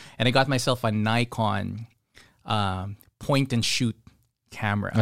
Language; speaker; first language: English; non-native, local second language; Pampanga